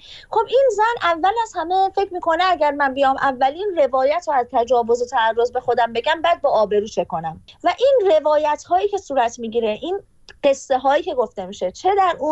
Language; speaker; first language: Persian; native; Persian